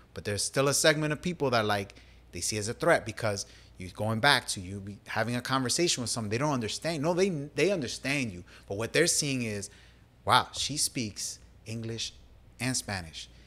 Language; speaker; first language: English; early bilingual, other home language; Spanish